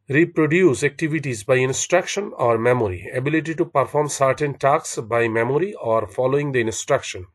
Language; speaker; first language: English; non-native, local second language; Bangla